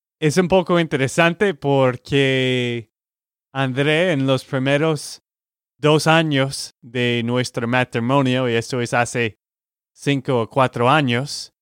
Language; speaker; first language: Spanish; non-native, learner; English